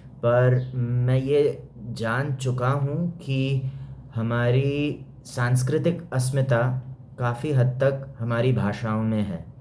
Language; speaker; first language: Hindi; non-native, local second language; Marathi